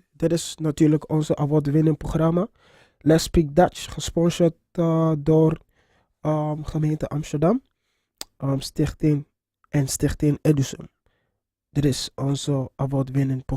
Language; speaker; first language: Dutch; non-native, fluent; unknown